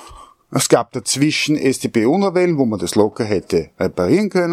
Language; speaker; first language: German; native; German